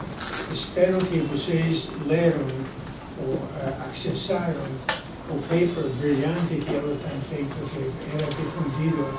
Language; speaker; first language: Portuguese; non-native, fluent; Spanish